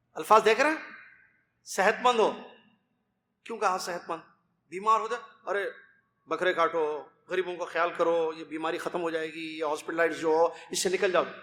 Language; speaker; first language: Urdu; native; Urdu